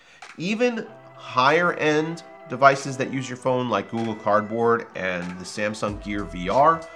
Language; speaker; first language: English; native; English